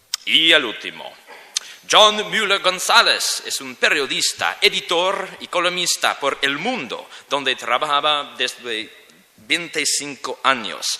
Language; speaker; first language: Spanish; non-native, learner; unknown